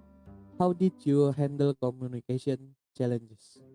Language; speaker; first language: English; non-native, learner; Indonesian